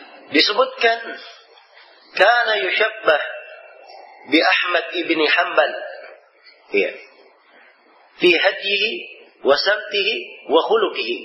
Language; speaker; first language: Indonesian; native; Indonesian